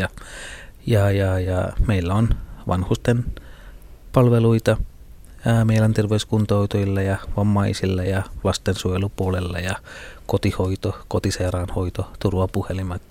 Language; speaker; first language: Finnish; non-native, fluent; Tamil